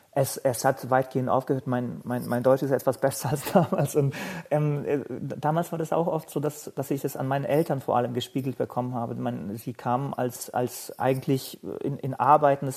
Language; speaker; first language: German; non-native, fluent; Bosnian